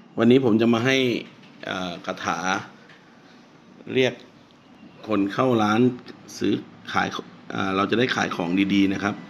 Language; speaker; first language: Thai; native; Thai